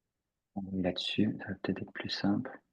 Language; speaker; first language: French; native; French